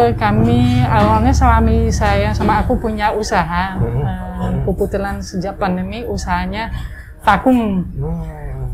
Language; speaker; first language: Indonesian; non-native, fluent; Dutch